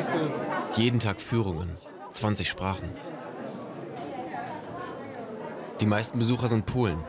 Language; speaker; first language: German; native; German